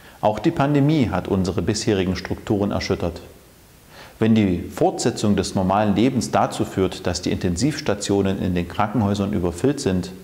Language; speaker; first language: German; non-native, local second language; Upper Sorbian